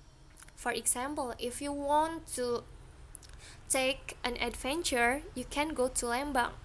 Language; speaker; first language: English; non-native, learner; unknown